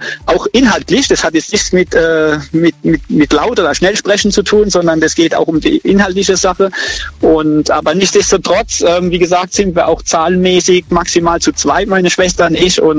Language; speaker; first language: German; native; German